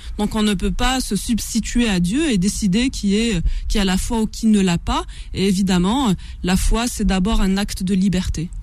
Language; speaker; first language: French; non-native, local second language; Kabyle